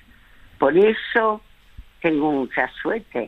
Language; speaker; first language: Spanish; early bilingual, other home language; French